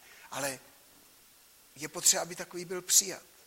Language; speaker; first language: Czech; native; Czech